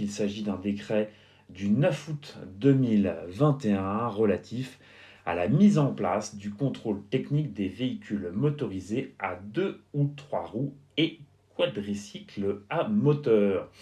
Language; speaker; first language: French; native; French